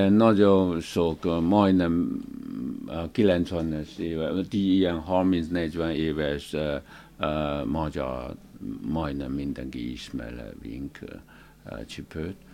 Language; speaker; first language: Hungarian; non-native, learner; Chinese